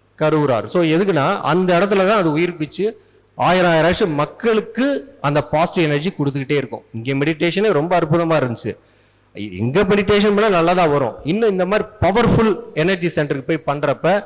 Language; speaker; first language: Tamil; native; Tamil